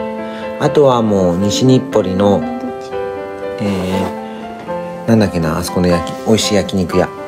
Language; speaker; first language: Japanese; native; Japanese